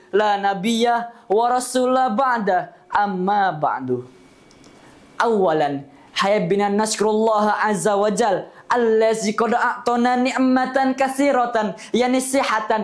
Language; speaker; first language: Arabic; non-native, learner; Indonesian